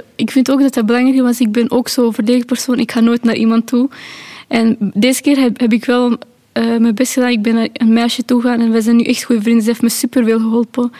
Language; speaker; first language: Dutch; non-native, fluent; Urdu